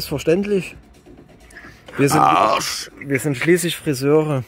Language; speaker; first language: German; native; German